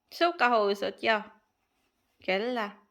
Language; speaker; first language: Finnish; non-native, learner; Filipino